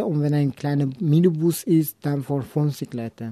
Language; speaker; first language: German; non-native, local second language; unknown